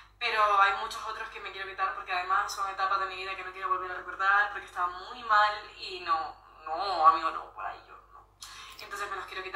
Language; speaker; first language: Spanish; native; Spanish